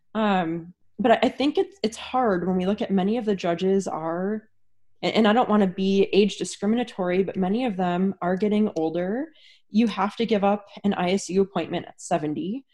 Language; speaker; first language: English; native; English